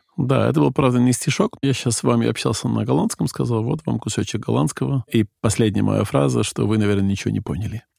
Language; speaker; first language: Russian; non-native, fluent; Dutch